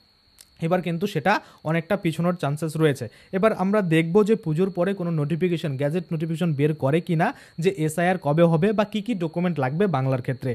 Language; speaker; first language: Bangla; native; Bangla